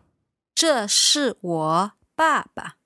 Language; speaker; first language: Chinese; non-native, learner; English